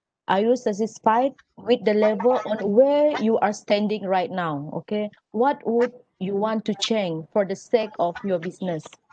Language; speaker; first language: English; non-native, local second language; Malay